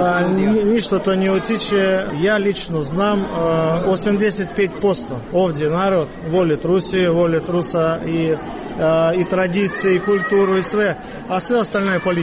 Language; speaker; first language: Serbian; non-native, learner; Russian